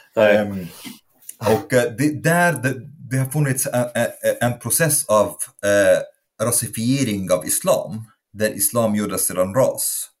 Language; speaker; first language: Swedish; non-native, fluent; Arabic